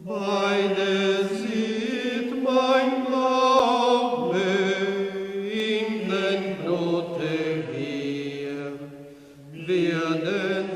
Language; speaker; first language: German; non-native, learner; Portuguese